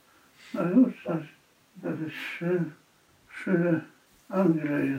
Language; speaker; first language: German; non-native, fluent; Polish